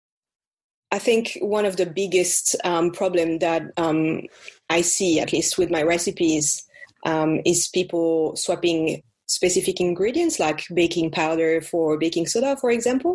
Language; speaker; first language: English; non-native, fluent; French